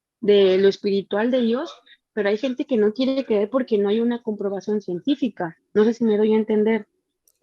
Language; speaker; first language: Spanish; native; Spanish